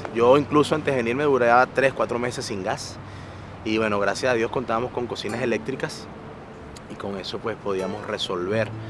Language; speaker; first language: Spanish; native; Spanish